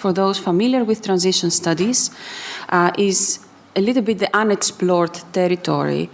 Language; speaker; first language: English; non-native, fluent; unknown